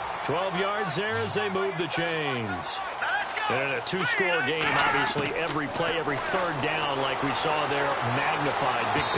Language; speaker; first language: English; native; English